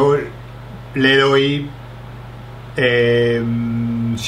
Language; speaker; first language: Spanish; non-native, fluent; English